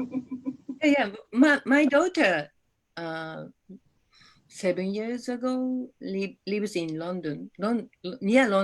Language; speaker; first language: English; non-native, learner; Japanese